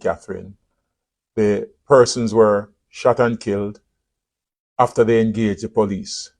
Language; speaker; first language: English; native; English